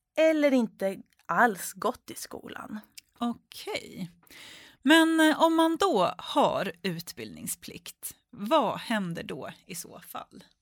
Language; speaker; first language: Swedish; native; Swedish